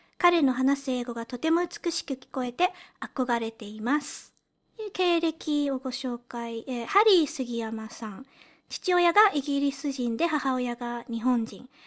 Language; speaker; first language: Japanese; early bilingual, heritage; Japanese